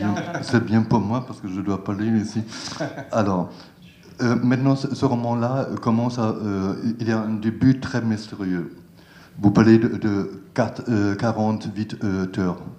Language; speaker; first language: French; non-native, learner; German